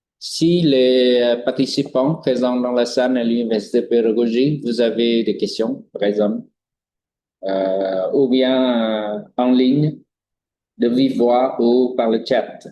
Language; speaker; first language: French; non-native, fluent; Vietnamese